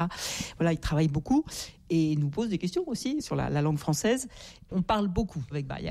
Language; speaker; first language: French; native; French